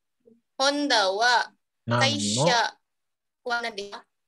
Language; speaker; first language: Japanese; non-native, learner; Indonesian